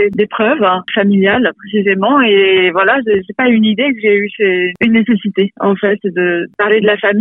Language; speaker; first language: French; native; French